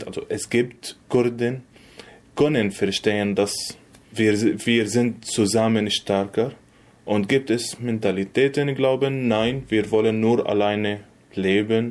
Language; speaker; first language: German; non-native, fluent; Arabic